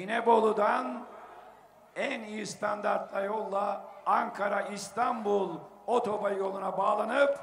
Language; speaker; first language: Turkish; native; Turkish